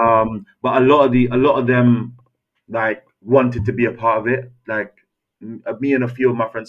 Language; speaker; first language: English; native; English